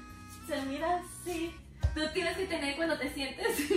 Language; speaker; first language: Spanish; early bilingual, heritage; Spanish